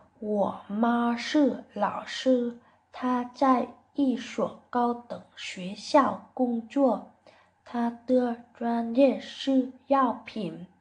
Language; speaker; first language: Chinese; non-native, learner; Vietnamese